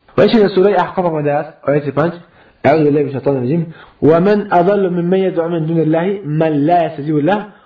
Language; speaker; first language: Persian; native; Persian